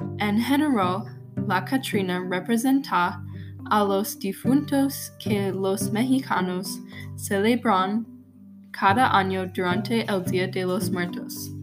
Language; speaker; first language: Spanish; non-native, learner; English